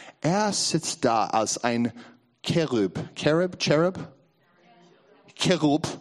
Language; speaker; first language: German; non-native, learner; English